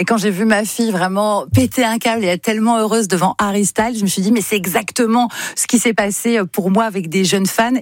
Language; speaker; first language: French; native; French